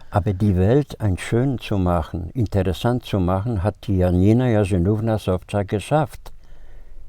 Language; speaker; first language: German; non-native, fluent; Polish